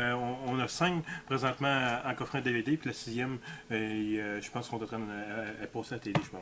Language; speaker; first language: French; native; French